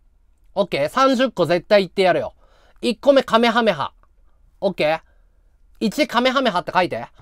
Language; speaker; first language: Japanese; native; Japanese